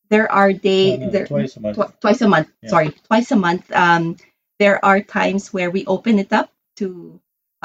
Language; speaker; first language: English; non-native, local second language; Filipino